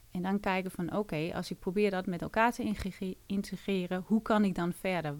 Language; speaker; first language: Dutch; non-native, fluent; Danish